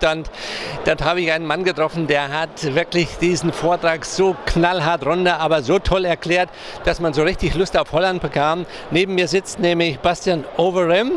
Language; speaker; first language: German; native; German